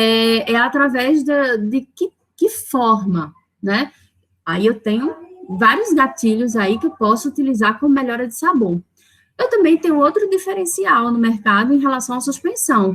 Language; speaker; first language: Portuguese; native; Portuguese